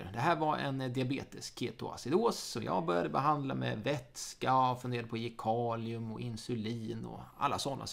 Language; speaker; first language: Swedish; native; Swedish